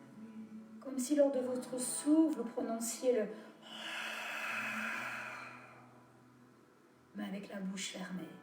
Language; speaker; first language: French; native; French